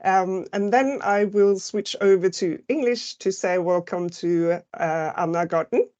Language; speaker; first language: English; non-native, fluent; Norwegian